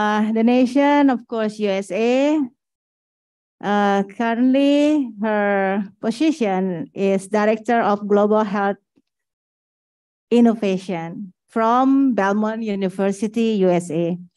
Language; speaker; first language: English; non-native, fluent; Indonesian